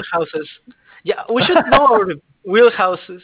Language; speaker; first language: English; non-native, fluent; Spanish